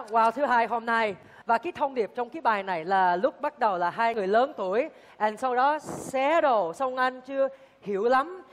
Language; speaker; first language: Vietnamese; early bilingual, heritage; Vietnamese